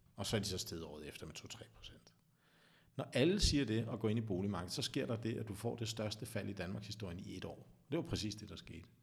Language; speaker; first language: Danish; native; Danish